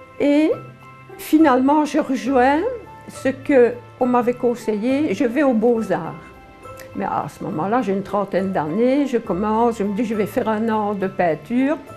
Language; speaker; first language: French; early bilingual, other home language; Polish